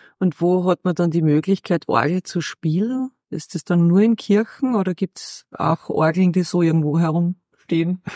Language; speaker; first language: German; native; German